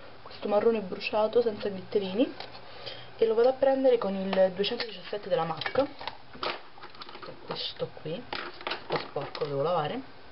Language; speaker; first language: Italian; native; Italian